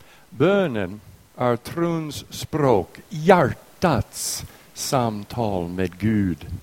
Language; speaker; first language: Swedish; non-native, fluent; English